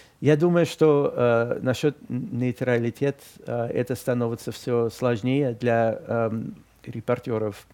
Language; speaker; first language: Russian; non-native, fluent; English